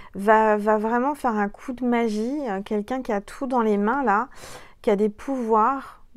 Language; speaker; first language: French; native; French